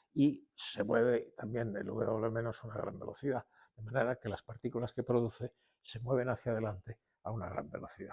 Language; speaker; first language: Spanish; native; Spanish